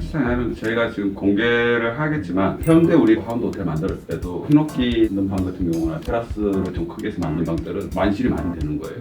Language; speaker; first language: Korean; native; Korean